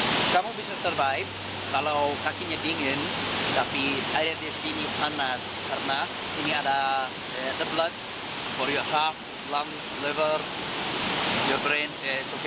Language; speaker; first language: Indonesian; non-native, learner; English